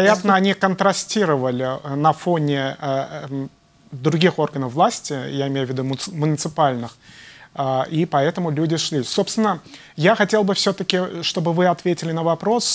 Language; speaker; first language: Russian; native; Russian